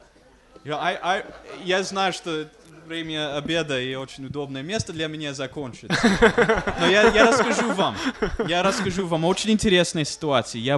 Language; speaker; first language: Russian; non-native, fluent; English